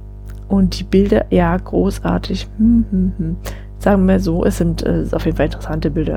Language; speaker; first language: German; native; German